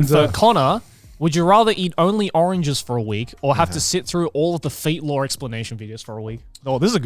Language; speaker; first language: English; native; English